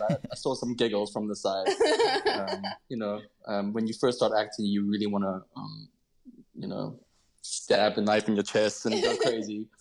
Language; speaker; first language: English; native; English